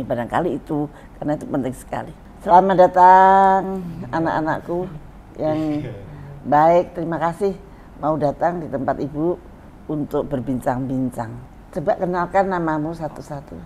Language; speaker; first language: Indonesian; native; Indonesian